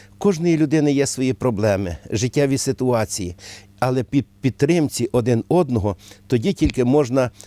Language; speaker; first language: Ukrainian; native; Ukrainian